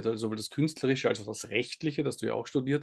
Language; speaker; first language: German; native; German